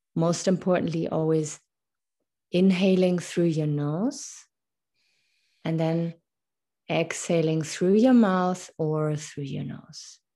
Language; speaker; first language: English; non-native, fluent; German